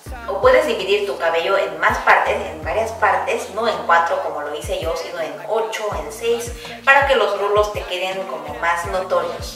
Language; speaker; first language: Spanish; non-native, fluent; Korean